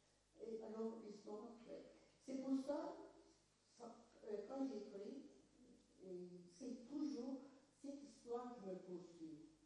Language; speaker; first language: French; non-native, fluent; Turkish